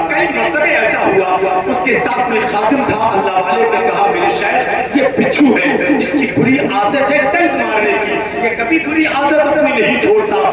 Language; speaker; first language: Urdu; native; Urdu